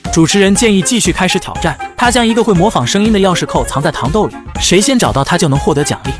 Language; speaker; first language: Chinese; native; Chinese